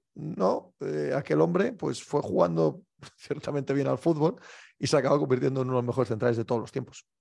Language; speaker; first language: Spanish; native; Spanish